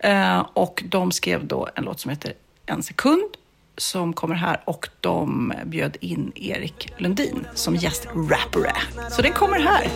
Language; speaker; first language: Swedish; native; Swedish